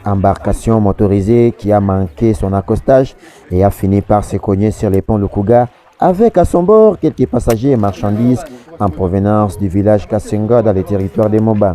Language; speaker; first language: French; non-native, local second language; Swahili